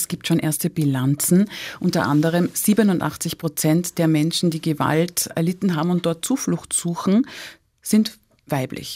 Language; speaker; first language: German; native; German